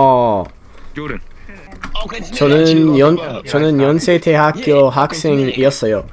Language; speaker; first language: Korean; non-native, learner; English